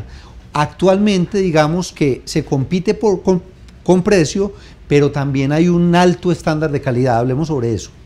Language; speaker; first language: Spanish; native; Spanish